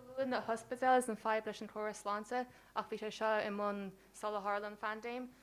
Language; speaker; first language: Irish; native; Irish